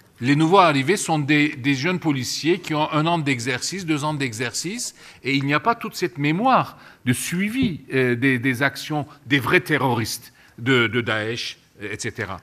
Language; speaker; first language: French; non-native, fluent; Turkish